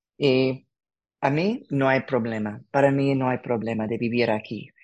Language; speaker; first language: Spanish; non-native, learner; English